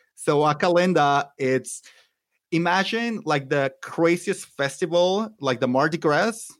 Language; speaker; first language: English; non-native, fluent; Spanish